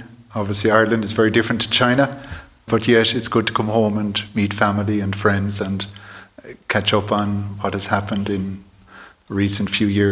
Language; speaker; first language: English; native; English